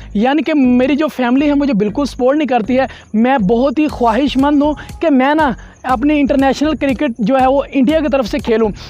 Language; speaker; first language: Urdu; non-native, local second language; Punjabi